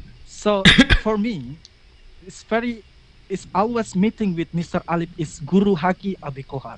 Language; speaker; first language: English; non-native, learner; Indonesian